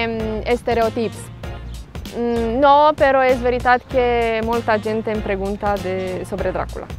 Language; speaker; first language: Catalan; non-native, fluent; Romanian